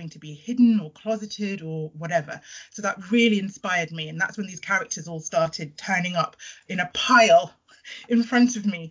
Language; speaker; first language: English; native; English